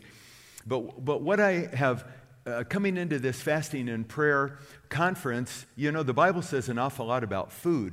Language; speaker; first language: English; native; English